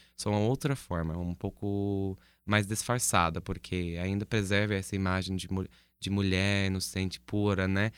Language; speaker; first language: Portuguese; non-native, fluent; English